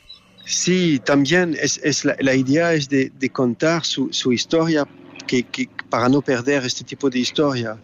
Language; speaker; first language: Spanish; non-native, learner; French